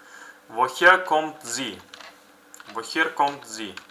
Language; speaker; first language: German; non-native, fluent; Uzbek